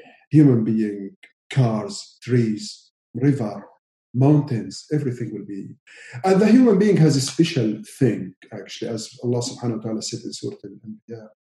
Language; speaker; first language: English; non-native, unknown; Arabic